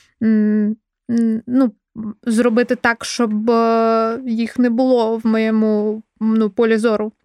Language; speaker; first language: Ukrainian; non-native, local second language; Russian